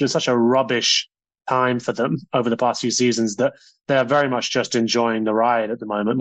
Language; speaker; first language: English; native; English